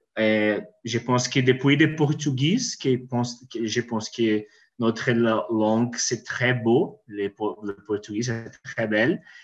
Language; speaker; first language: French; non-native, learner; Portuguese